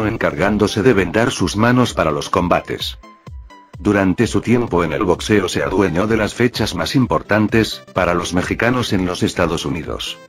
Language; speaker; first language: Spanish; native; Spanish